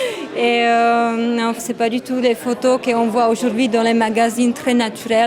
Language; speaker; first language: French; non-native, fluent; Czech